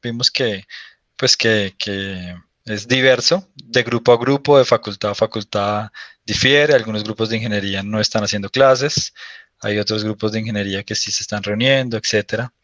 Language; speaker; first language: Spanish; native; Spanish